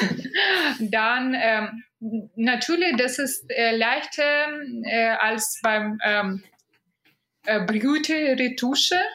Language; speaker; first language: German; non-native, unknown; Russian